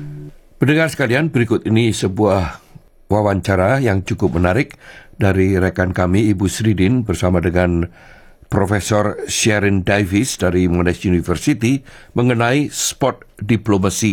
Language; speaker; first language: Indonesian; native; Indonesian